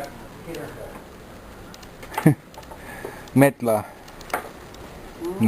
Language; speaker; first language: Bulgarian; non-native, learner; Finnish